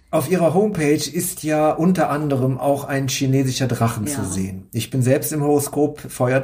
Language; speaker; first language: German; native; German